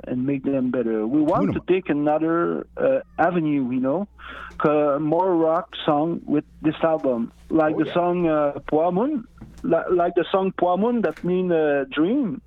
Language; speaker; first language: English; non-native, fluent; Innu-aimun